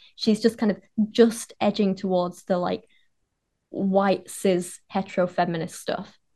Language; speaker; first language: English; native; English